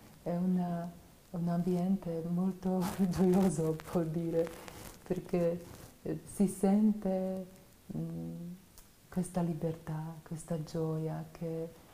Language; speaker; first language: Italian; non-native, fluent; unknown